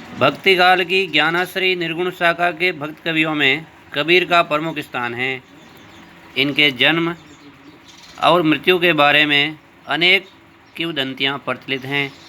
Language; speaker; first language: Hindi; native; Hindi